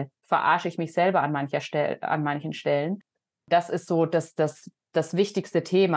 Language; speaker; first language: German; native; German